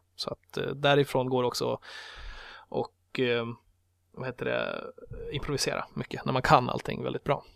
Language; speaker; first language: Swedish; native; Swedish